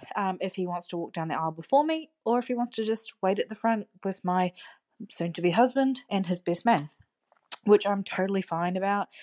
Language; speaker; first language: English; native; English